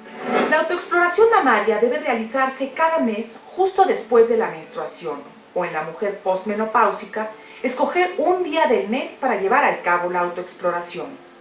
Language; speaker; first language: Spanish; native; Spanish